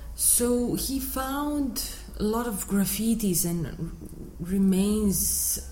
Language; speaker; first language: English; non-native, fluent; Bosnian